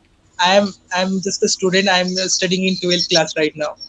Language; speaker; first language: English; non-native, learner; Hindi